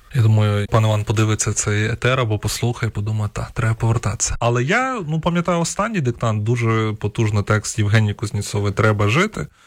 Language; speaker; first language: Ukrainian; non-native, local second language; Russian